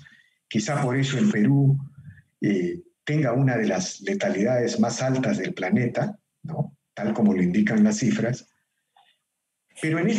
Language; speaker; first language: Spanish; native; Spanish